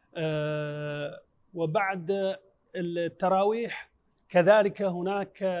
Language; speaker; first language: Arabic; non-native, fluent; Chinese